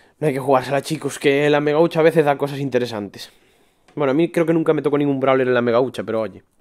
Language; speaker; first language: Spanish; native; Spanish